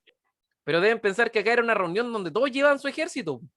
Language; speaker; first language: Spanish; native; Spanish